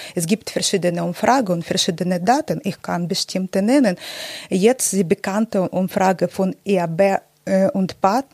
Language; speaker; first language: German; non-native, learner; Ukrainian